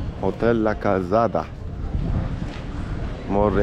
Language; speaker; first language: Spanish; non-native, learner; Turkish